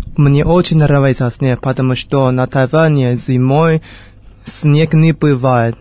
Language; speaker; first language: Russian; non-native, learner; Chinese